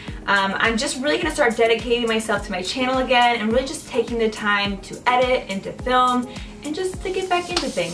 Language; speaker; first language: English; native; English